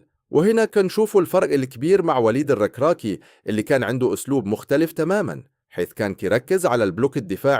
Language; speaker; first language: Arabic; native; Arabic